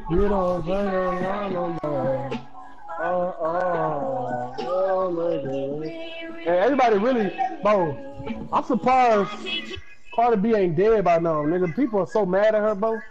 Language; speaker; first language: English; native; English